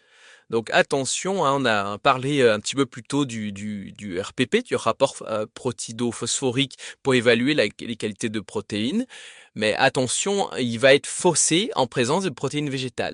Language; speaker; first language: French; native; French